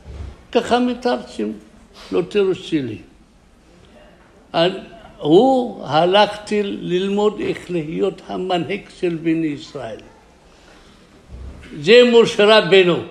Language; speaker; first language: Hebrew; non-native, fluent; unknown